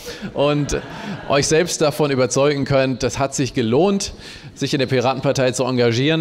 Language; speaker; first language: German; native; German